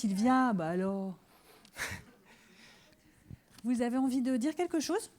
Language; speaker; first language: French; native; French